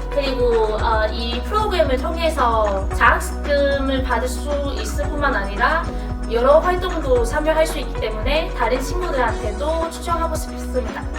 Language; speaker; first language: Korean; non-native, fluent; Cantonese